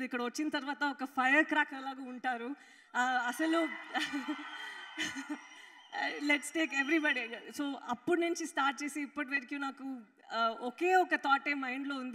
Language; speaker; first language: Telugu; non-native, fluent; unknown